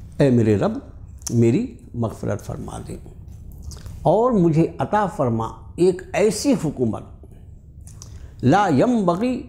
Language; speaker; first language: Urdu; native; Urdu